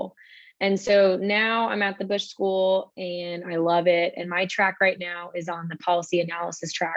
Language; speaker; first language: English; native; English